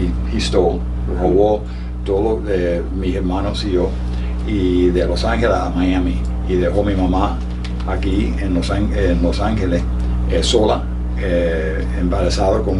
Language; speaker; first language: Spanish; early bilingual, heritage; Spanish